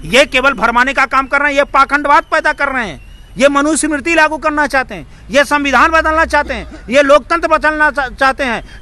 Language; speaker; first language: Hindi; native; Hindi